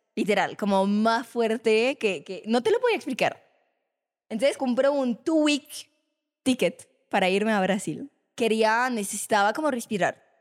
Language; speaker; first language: Spanish; non-native, fluent; French